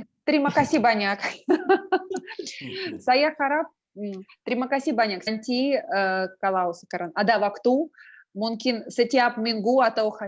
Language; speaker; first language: Indonesian; non-native, learner; Russian